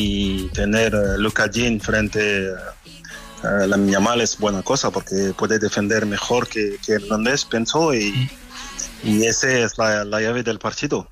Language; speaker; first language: Spanish; non-native, fluent; French